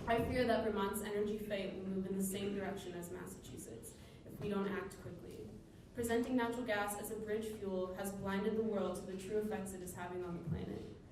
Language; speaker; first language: English; native; English